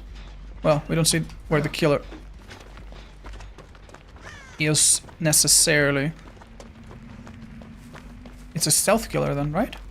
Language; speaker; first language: English; native; English